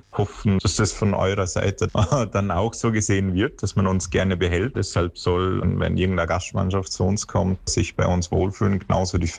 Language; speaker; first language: German; native; German